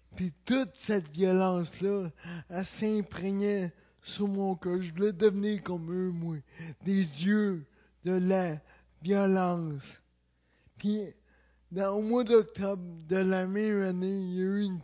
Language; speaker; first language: French; native; French